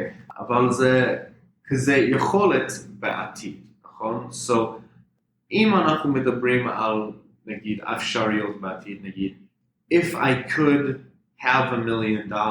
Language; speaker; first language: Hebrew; non-native, fluent; English